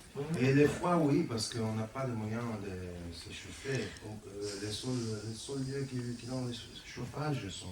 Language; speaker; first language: French; non-native, fluent; Italian